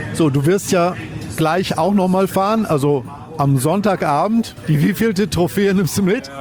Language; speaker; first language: German; native; German